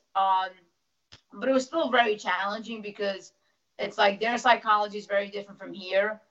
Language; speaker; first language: English; early bilingual, other home language; Russian